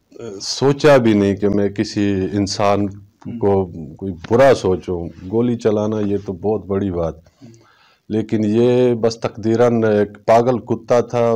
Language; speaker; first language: Urdu; non-native, local second language; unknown